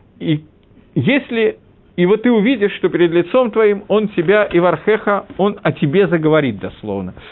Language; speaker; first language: Russian; early bilingual, heritage; Russian